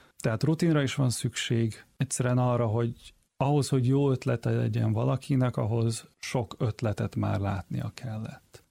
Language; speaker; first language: Hungarian; early bilingual, heritage; Hungarian